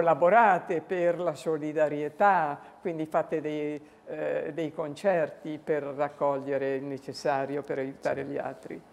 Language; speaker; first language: Italian; native; Italian